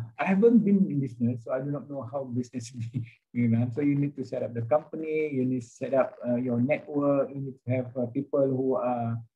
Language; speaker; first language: English; non-native, local second language; Malay